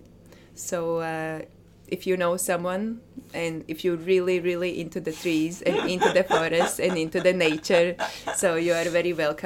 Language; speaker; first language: English; non-native, fluent; Latvian